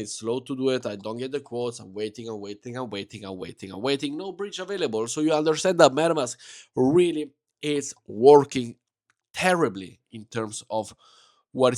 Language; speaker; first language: English; non-native, fluent; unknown